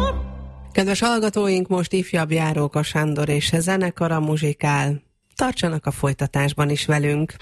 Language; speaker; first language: Hungarian; native; Hungarian